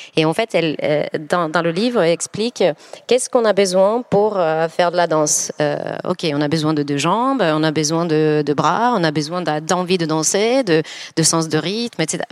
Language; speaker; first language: French; non-native, fluent; Finnish